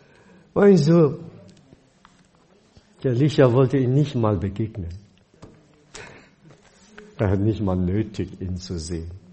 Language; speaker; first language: German; non-native, fluent; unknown